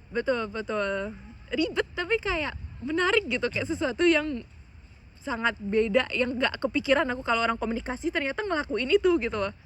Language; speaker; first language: Indonesian; native; Indonesian